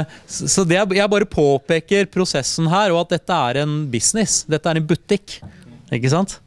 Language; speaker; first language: Norwegian; native; Norwegian